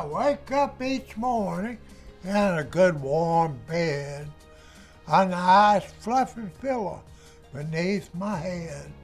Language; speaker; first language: English; native; English